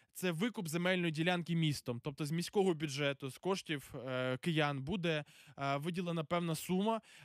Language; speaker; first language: Ukrainian; native; Ukrainian